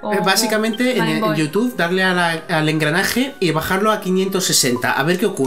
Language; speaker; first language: Spanish; native; Spanish